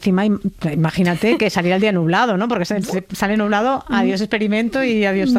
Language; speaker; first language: Spanish; native; Spanish